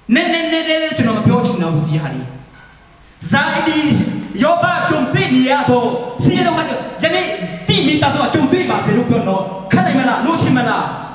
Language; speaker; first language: Burmese; non-native, local second language; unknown